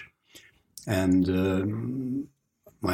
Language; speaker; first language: English; non-native, fluent; Hungarian